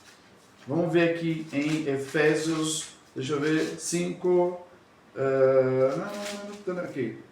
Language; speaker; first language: Portuguese; native; Portuguese